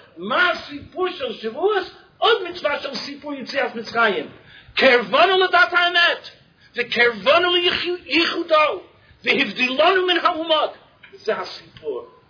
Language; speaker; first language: Hebrew; non-native, fluent; English